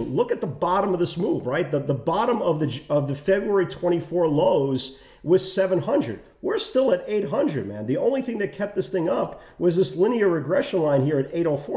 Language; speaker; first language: English; native; English